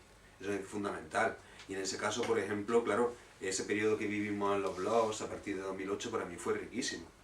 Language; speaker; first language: Spanish; native; Spanish